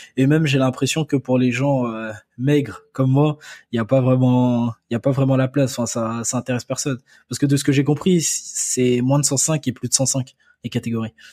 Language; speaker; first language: French; early bilingual, other home language; Akan